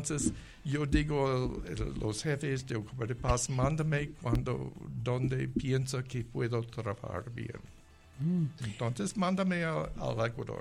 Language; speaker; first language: Spanish; non-native, learner; English